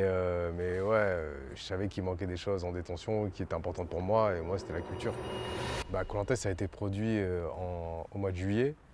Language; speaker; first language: French; native; French